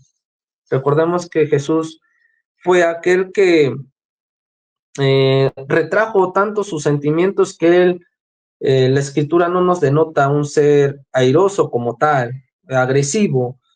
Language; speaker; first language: Spanish; native; Spanish